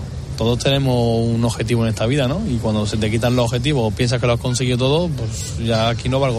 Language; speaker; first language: Spanish; native; Spanish